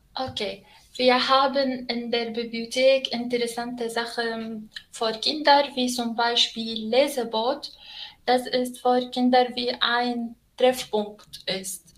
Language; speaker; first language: German; non-native, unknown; Arabic